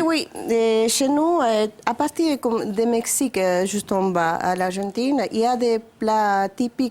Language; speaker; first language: French; non-native, learner; Spanish